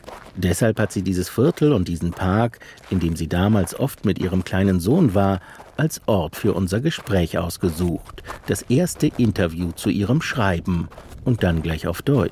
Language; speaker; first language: German; native; German